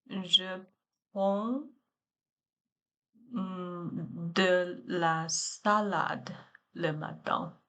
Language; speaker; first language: French; non-native, learner; Chinese